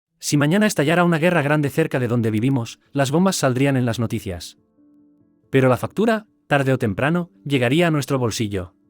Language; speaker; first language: Spanish; native; Spanish